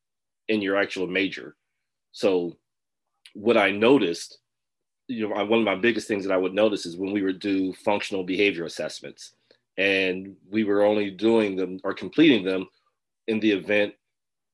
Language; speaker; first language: English; native; English